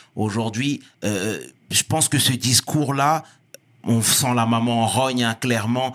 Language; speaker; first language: French; native; French